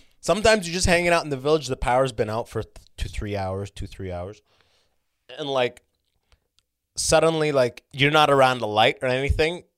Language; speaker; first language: English; early bilingual, other home language; Arabic